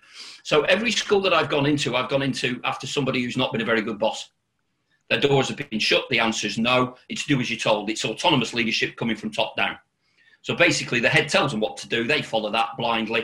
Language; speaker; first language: English; native; English